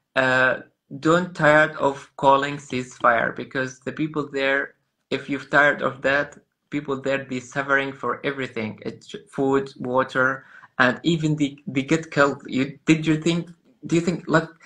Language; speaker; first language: English; non-native, learner; Arabic